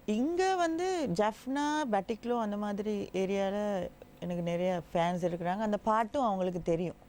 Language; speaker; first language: Tamil; non-native, local second language; Gujarati